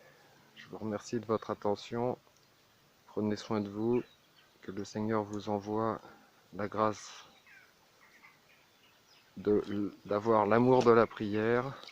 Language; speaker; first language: French; native; French